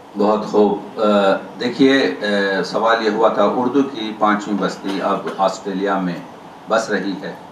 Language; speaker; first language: Urdu; native; Urdu